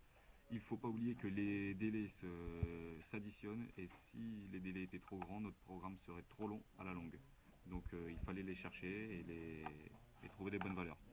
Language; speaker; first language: French; native; French